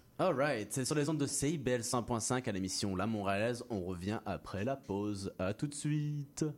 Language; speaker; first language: French; native; French